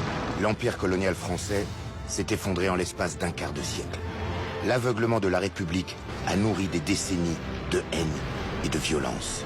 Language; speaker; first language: French; native; French